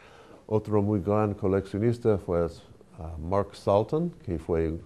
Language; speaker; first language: Spanish; non-native, fluent; English